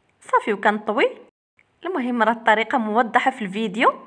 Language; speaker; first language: Arabic; native; Arabic